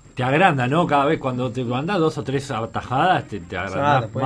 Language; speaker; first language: Spanish; native; Spanish